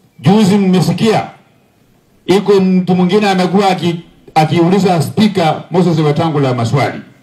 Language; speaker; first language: Swahili; non-native, local second language; Luyia